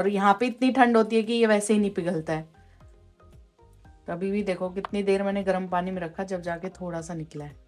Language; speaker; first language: Hindi; native; Hindi